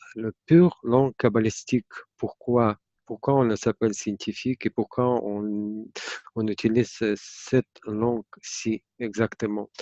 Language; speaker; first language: French; non-native, fluent; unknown